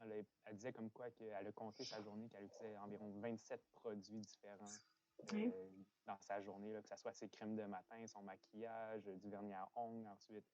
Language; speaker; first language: French; native; French